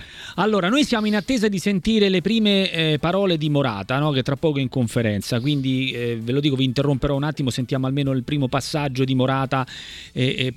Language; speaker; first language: Italian; native; Italian